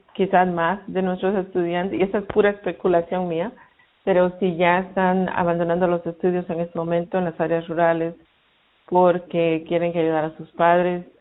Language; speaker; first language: Spanish; native; Spanish